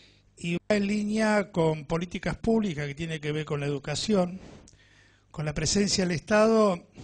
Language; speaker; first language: Spanish; native; Spanish